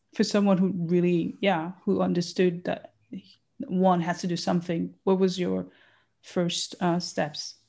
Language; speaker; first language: English; non-native, fluent; Rundi